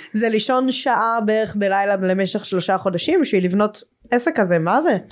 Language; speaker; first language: Hebrew; native; Hebrew